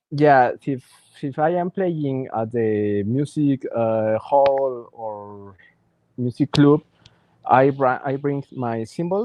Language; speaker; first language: English; non-native, learner; Spanish